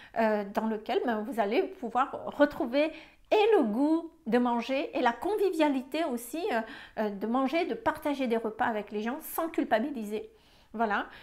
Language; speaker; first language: French; non-native, fluent; Malagasy